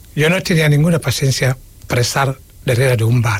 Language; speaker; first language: Catalan; non-native, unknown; Wolof